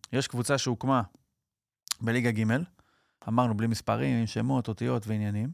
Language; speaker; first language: Hebrew; native; Hebrew